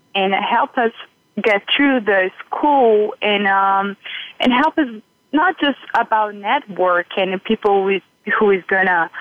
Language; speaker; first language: English; non-native, fluent; Portuguese